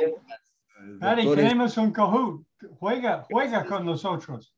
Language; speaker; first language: Spanish; non-native, learner; English